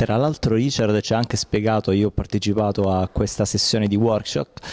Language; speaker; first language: Italian; native; Italian